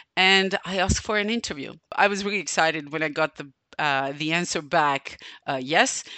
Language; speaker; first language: English; non-native, fluent; Serbian